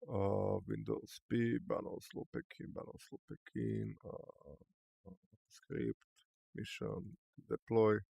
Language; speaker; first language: English; non-native, learner; Slovak